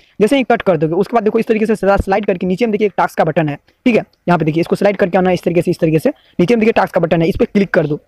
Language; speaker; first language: Hindi; native; Hindi